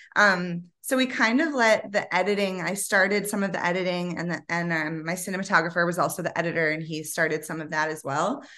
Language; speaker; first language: English; native; English